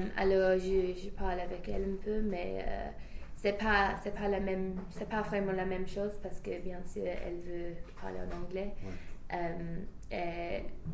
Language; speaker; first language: French; non-native, fluent; English